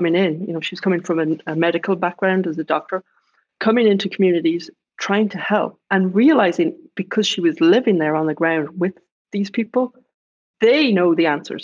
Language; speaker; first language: English; native; English